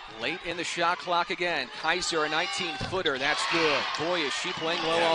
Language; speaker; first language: English; native; English